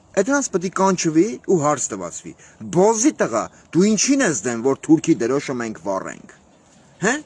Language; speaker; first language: Armenian; native; Armenian